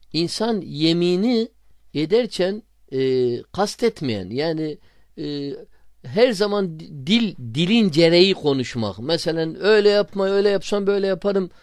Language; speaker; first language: Turkish; non-native, fluent; Arabic